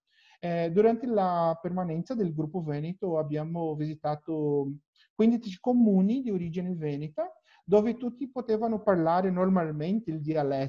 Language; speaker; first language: Italian; non-native, learner; Portuguese